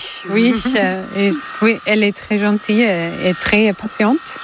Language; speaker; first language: French; non-native, learner; German